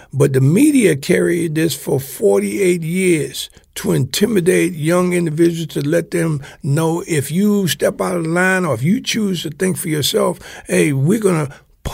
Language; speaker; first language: English; native; English